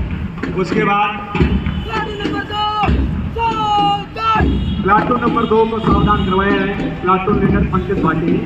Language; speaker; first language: Hindi; native; Hindi